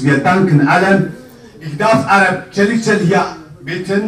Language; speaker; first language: German; non-native, fluent; Kurdish